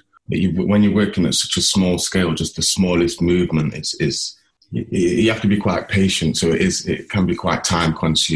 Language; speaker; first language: English; native; English